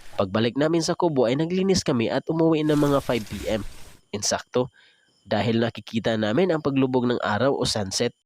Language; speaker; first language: Filipino; non-native, local second language; Cebuano